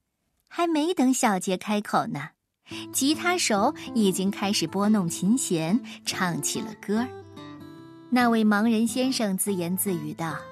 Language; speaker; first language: Chinese; native; Chinese